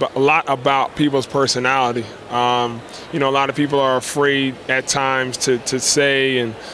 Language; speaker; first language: English; native; English